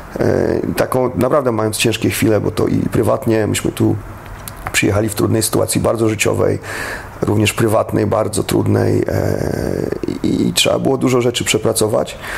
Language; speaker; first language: Polish; native; Polish